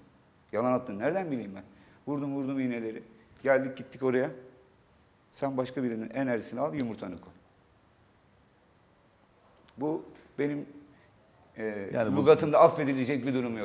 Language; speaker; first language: Turkish; native; Turkish